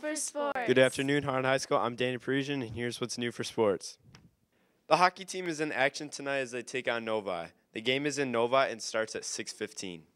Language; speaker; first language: English; native; English